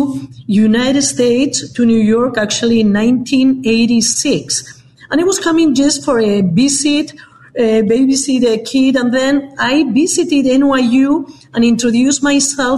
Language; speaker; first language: English; non-native, fluent; Spanish